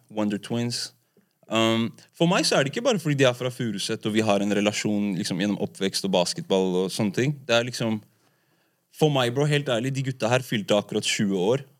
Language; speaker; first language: Norwegian; early bilingual, other home language; Kurdish